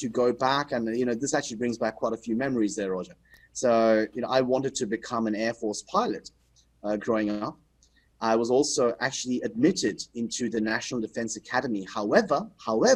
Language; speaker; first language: English; non-native, local second language; Bangla